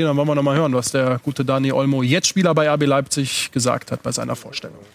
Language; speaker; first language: German; native; German